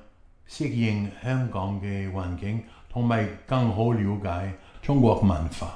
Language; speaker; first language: Chinese; non-native, fluent; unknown